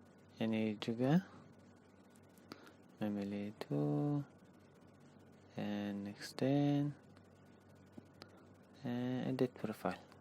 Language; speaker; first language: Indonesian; non-native, learner; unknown